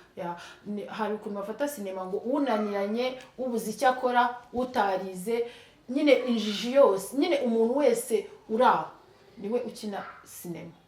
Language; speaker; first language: Kinyarwanda; early bilingual, heritage; Kinyarwanda